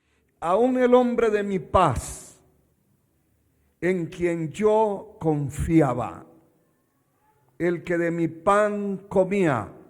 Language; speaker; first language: Spanish; native; Spanish